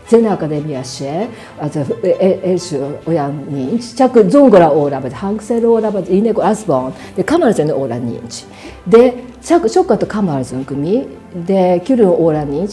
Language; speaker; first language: Hungarian; non-native, learner; Japanese